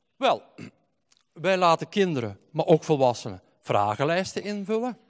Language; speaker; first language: Dutch; native; Dutch